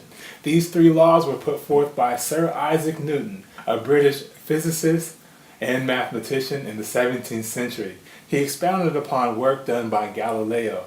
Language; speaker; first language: English; native; English